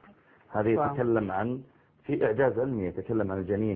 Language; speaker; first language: Arabic; native; Arabic